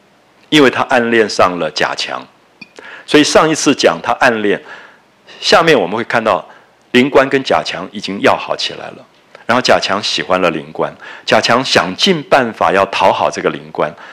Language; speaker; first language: Chinese; native; Chinese